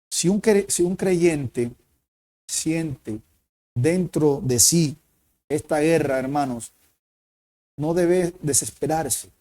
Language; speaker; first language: Spanish; native; Spanish